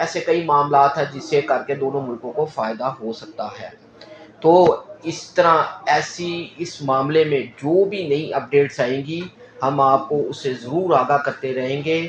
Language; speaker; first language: Urdu; non-native, local second language; Punjabi